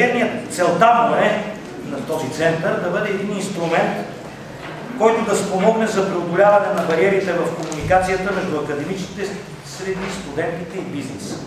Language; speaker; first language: Bulgarian; native; Bulgarian